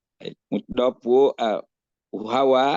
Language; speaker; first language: Arabic; non-native, learner; Indonesian